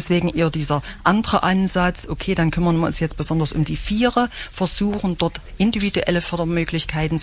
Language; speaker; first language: German; native; German